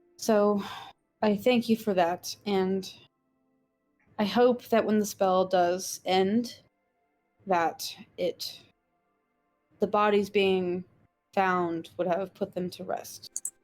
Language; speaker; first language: English; native; English